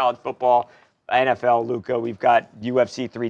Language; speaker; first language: English; native; English